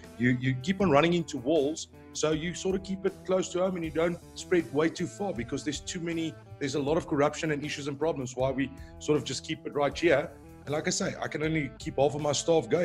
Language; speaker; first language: English; non-native, local second language; Afrikaans